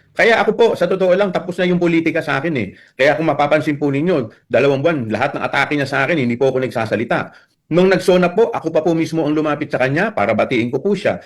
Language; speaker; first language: Filipino; native; Filipino